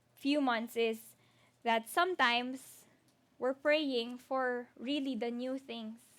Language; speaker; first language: English; non-native, local second language; Filipino